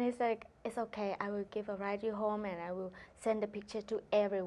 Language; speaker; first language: English; non-native, learner; Thai